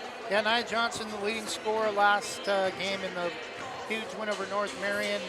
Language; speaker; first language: English; native; English